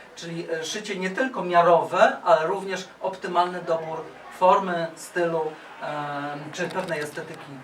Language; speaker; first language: Polish; native; Polish